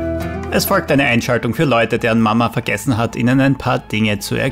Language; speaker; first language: German; native; German